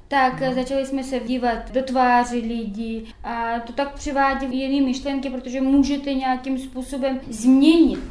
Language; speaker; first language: Czech; non-native, fluent; Ukrainian